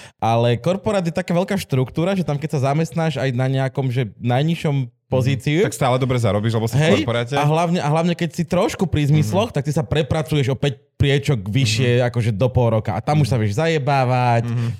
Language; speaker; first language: Slovak; native; Slovak